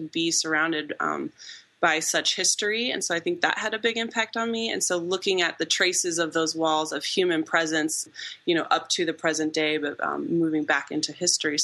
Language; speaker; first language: English; native; English